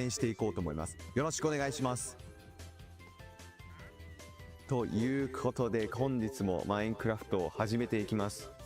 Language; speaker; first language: Japanese; native; Japanese